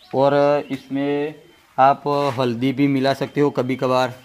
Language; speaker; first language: Hindi; non-native, local second language; Gujarati